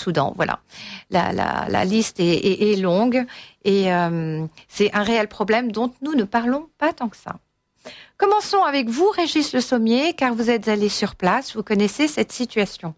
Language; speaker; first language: French; native; French